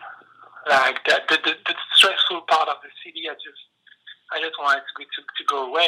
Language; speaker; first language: English; non-native, fluent; French